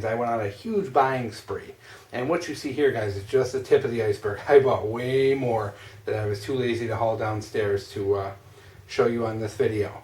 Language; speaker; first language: English; native; English